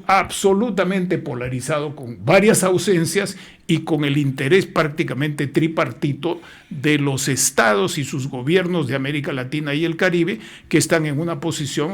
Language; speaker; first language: Spanish; native; Spanish